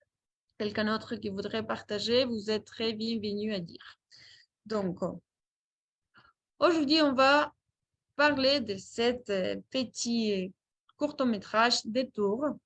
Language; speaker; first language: French; non-native, fluent; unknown